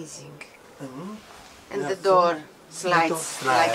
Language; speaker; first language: English; non-native, fluent; Greek